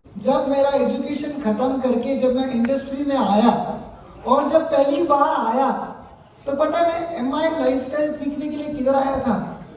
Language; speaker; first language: Hindi; native; Hindi